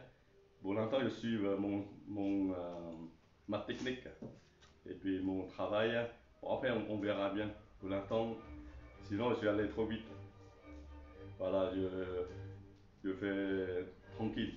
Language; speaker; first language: French; non-native, learner; Chinese